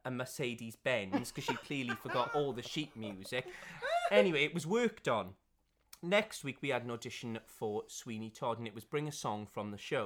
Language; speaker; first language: English; native; English